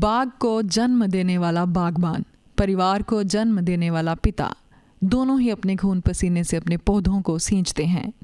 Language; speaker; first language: Hindi; non-native, local second language; Punjabi